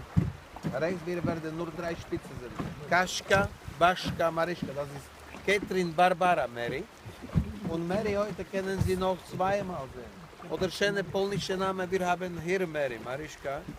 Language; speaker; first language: German; non-native, learner; Slovak